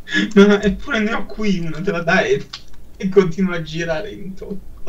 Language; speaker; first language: Italian; native; Italian